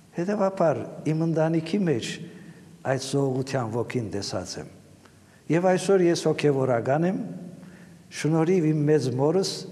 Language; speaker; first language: Armenian; early bilingual, heritage; Armenian